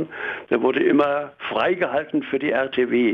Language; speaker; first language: German; native; German